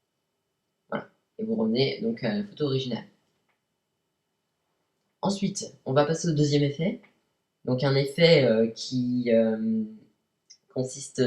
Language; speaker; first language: French; native; French